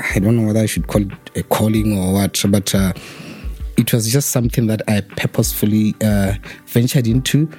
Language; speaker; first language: English; non-native, local second language; Tswana